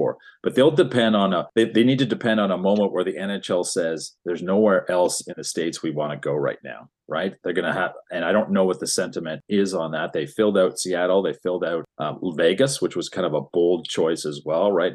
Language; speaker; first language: English; native; English